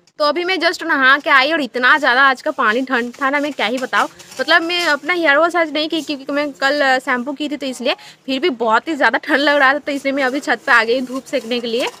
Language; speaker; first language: Hindi; non-native, local second language; Bangla